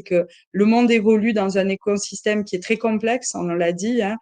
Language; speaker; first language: French; native; French